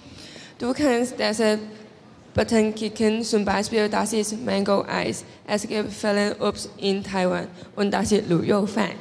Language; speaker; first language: German; non-native, learner; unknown